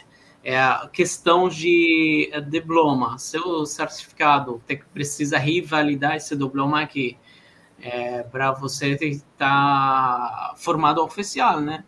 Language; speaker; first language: Portuguese; non-native, fluent; Arabic